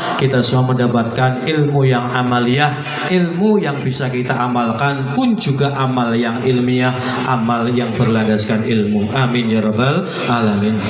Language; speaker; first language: Indonesian; non-native, local second language; Javanese